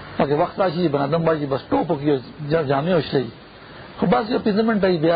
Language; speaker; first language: Urdu; non-native, local second language; Pashto